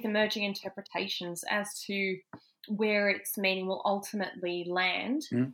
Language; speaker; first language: English; native; English